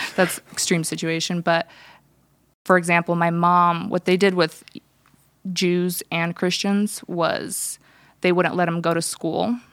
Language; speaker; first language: English; early bilingual, other home language; Russian